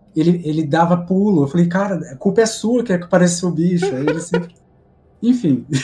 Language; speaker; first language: Portuguese; native; Portuguese